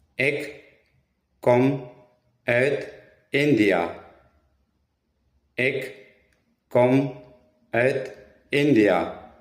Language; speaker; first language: Dutch; non-native, learner; Pashto